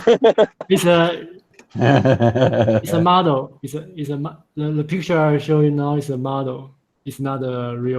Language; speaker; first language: English; non-native, fluent; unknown